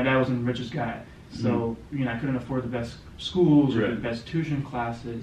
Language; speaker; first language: English; non-native, local second language; Gujarati